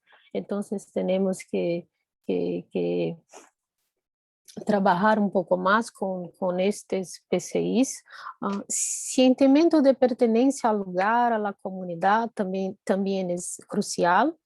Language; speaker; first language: Spanish; non-native, fluent; Portuguese